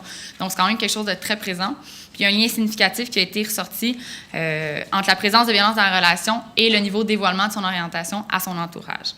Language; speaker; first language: French; native; French